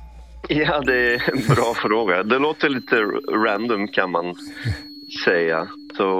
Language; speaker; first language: Swedish; non-native, fluent; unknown